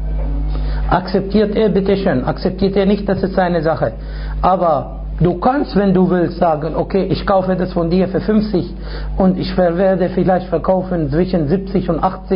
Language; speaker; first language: German; non-native, fluent; Arabic